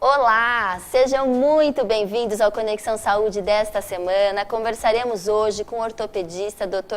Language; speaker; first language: Portuguese; native; Portuguese